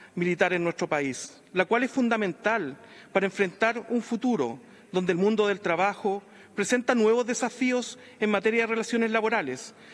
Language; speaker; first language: Spanish; native; Spanish